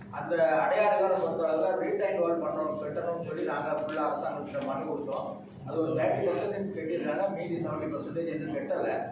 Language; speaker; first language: Tamil; native; Tamil